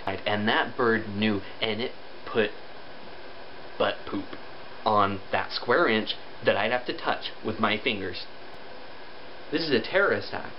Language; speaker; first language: English; native; English